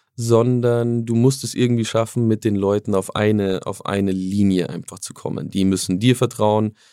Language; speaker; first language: German; native; German